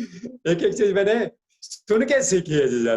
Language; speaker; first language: Hindi; native; Hindi